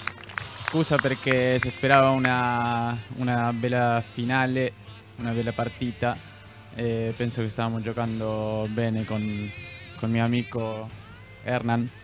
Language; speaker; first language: Italian; non-native, fluent; Spanish